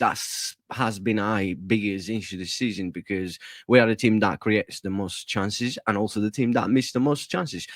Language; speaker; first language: English; non-native, fluent; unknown